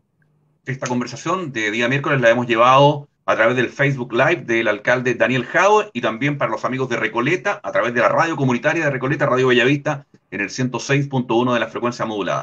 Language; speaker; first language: Spanish; native; Spanish